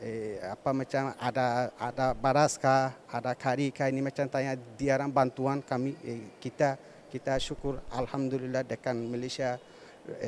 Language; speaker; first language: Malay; non-native, learner; Rohingya